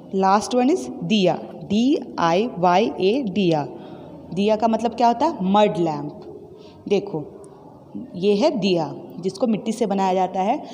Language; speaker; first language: Hindi; native; Hindi